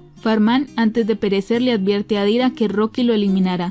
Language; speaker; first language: Spanish; native; Spanish